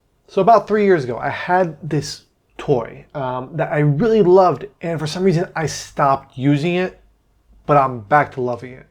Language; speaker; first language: English; native; English